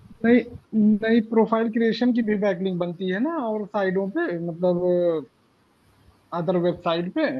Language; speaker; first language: Hindi; native; Hindi